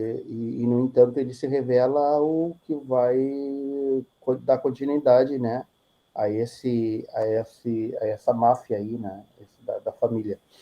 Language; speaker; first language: Portuguese; native; Portuguese